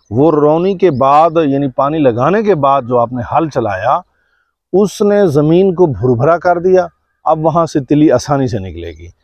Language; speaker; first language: Urdu; non-native, local second language; Saraiki